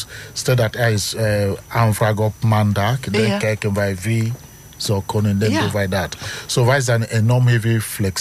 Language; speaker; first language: Dutch; non-native, learner; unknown